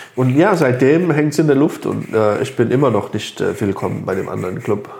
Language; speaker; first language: German; non-native, local second language; Luxembourgish